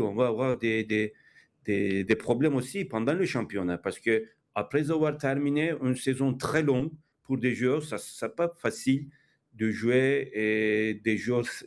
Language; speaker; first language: French; non-native, fluent; Turkish